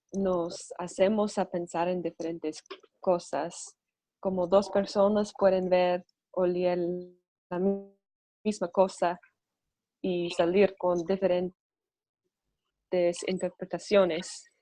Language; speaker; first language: Spanish; non-native, fluent; English